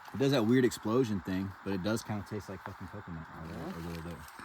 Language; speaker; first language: English; native; English